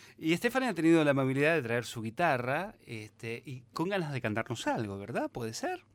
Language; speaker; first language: Spanish; native; Spanish